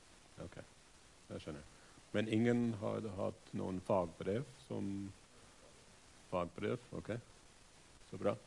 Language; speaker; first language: Norwegian; non-native, fluent; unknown